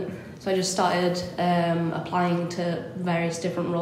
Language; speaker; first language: English; native; English